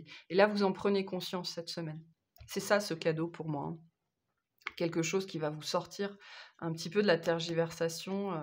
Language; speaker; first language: French; native; French